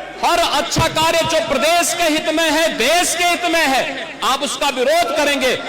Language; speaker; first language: Hindi; native; Hindi